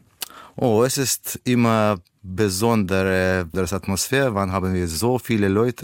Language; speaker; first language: German; non-native, fluent; Russian